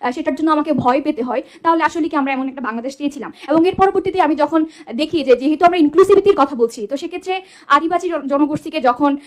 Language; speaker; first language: Bangla; non-native, local second language; Chakma